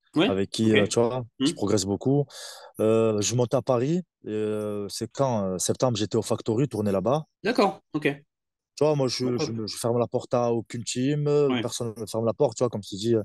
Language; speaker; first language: French; native; French